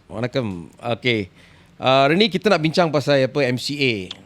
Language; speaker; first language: Malay; non-native, local second language; Tamil